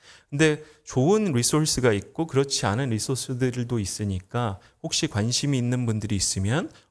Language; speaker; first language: Korean; native; Korean